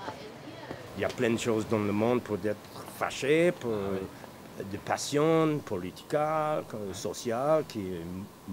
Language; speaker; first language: French; non-native, learner; English